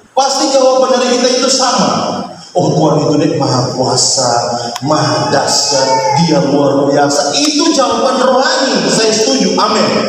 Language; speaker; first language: Indonesian; native; Indonesian